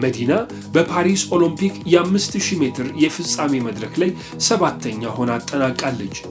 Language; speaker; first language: Amharic; native; Amharic